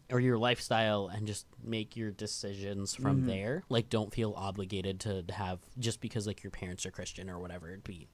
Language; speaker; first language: English; native; English